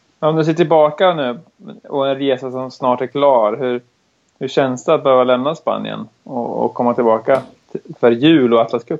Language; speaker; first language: Swedish; native; Swedish